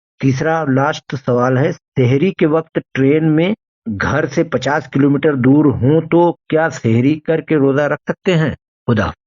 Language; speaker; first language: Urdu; native; Urdu